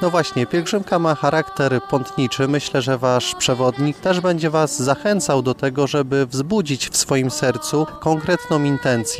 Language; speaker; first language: Polish; native; Polish